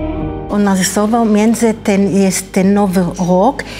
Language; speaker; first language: Polish; early bilingual, heritage; Hebrew